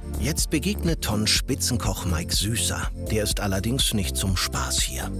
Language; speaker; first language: German; native; German